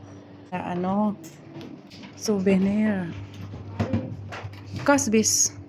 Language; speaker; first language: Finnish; non-native, learner; Filipino